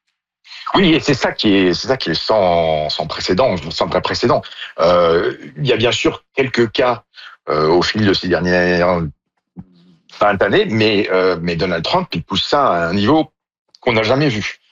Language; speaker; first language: French; native; French